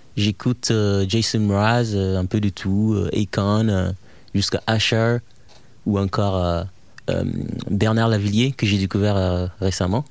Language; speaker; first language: French; non-native, fluent; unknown